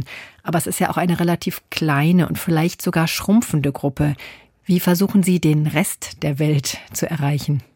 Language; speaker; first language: German; native; German